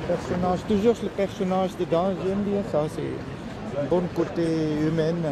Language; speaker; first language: French; non-native, learner; Dutch